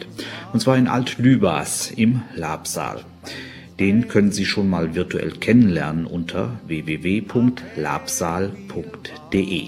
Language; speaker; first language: German; native; German